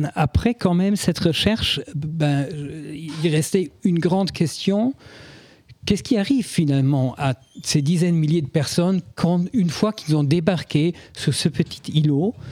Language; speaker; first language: French; non-native, fluent; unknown